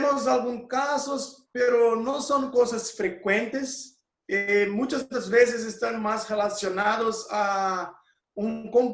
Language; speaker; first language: Spanish; non-native, learner; Portuguese